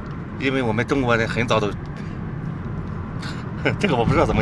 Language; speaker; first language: Chinese; native; Chinese